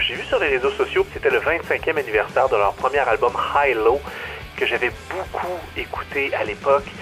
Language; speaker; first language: French; native; French